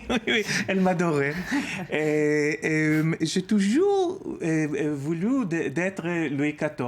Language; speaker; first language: French; non-native, learner; Hebrew